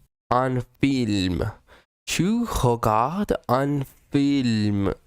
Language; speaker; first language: French; non-native, learner; English